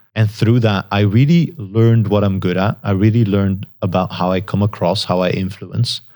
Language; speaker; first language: English; non-native, fluent; Dutch